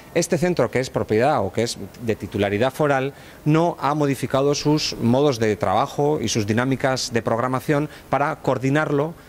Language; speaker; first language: Spanish; native; Spanish